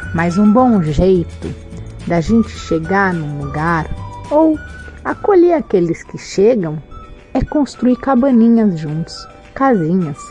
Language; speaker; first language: Portuguese; native; Portuguese